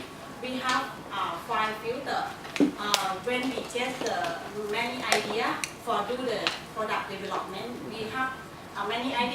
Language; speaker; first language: English; non-native, learner; Thai